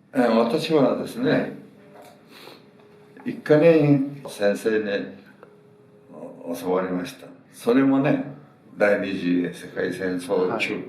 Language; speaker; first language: Japanese; early bilingual, heritage; Japanese